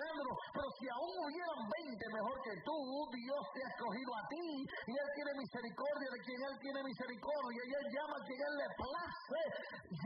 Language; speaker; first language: Spanish; native; Spanish